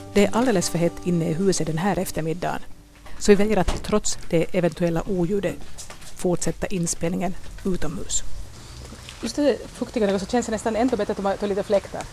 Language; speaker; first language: Swedish; native; Swedish